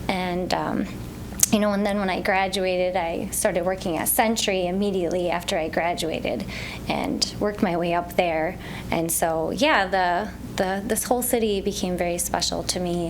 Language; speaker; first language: English; native; English